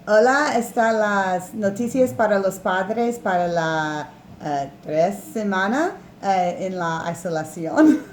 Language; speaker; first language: Spanish; non-native, learner; English